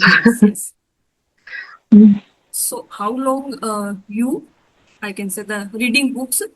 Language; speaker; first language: English; non-native, learner; Hindi